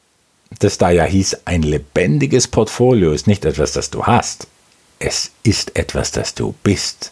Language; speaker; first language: German; native; German